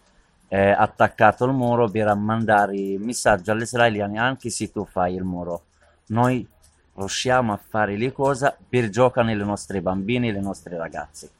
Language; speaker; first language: Italian; non-native, learner; Arabic